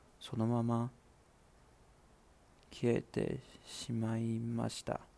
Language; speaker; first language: Japanese; non-native, learner; Chinese